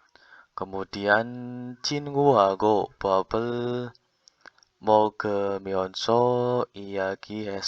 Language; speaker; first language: Korean; non-native, fluent; Indonesian